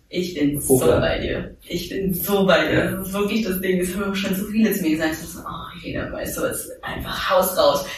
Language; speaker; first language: German; native; German